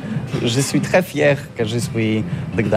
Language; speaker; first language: French; non-native, learner; Polish